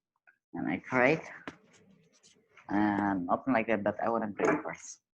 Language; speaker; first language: English; non-native, learner; Indonesian